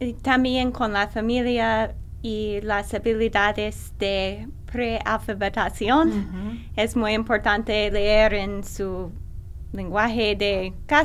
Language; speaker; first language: Spanish; non-native, learner; English